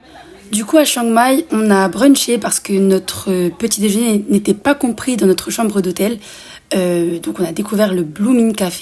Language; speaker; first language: French; native; French